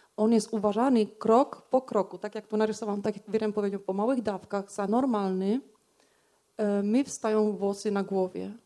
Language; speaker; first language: Polish; non-native, fluent; Czech